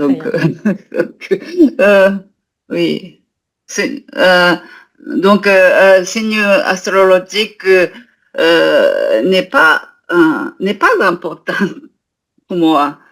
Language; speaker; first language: French; non-native, learner; Japanese